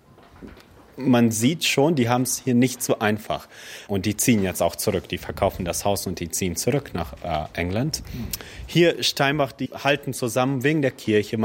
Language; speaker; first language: German; early bilingual, other home language; Russian